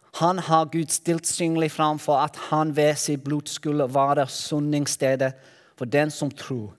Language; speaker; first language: Norwegian; non-native, learner; Welsh